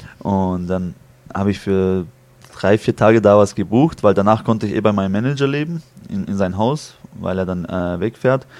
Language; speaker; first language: German; early bilingual, other home language; Chechen